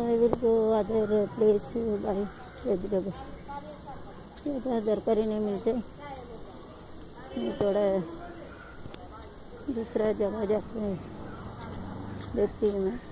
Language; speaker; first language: Hindi; non-native, local second language; Tamil